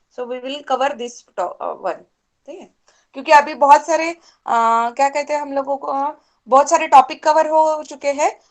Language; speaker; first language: Hindi; non-native, local second language; Marathi